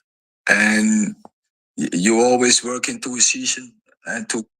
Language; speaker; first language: English; non-native, fluent; Dutch